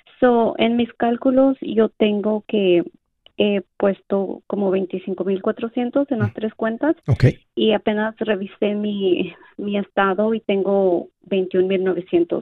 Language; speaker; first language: Spanish; early bilingual, other home language; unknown